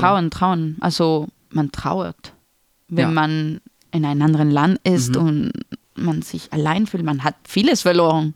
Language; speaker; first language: German; non-native, fluent; Spanish